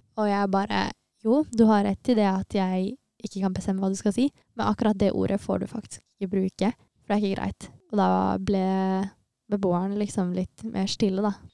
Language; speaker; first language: Norwegian; early bilingual, other home language; Tigrinya